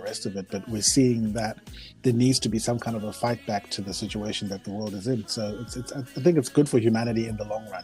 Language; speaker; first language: English; non-native, local second language; Shona